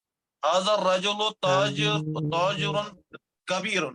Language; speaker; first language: Arabic; non-native, learner; Urdu